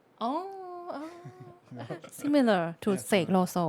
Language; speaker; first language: English; non-native, learner; Thai